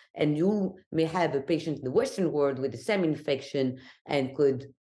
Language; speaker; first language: English; non-native, fluent; Arabic